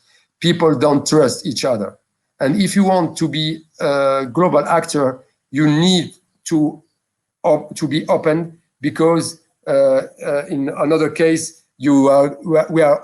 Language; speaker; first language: English; non-native, local second language; French